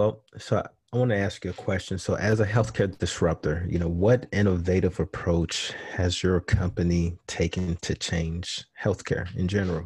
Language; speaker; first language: English; native; English